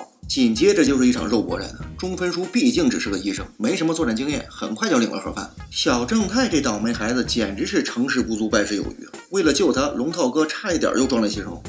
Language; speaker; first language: Chinese; native; Chinese